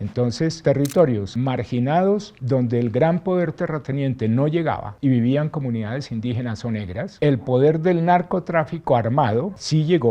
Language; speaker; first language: Spanish; native; Spanish